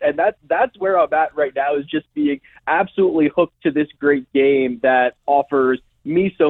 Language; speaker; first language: English; native; English